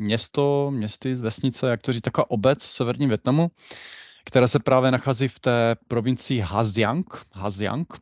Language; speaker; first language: Czech; native; Czech